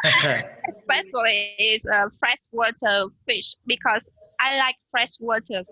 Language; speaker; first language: English; non-native, learner; Vietnamese